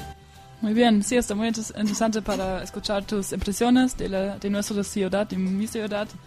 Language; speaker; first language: Spanish; non-native, learner; German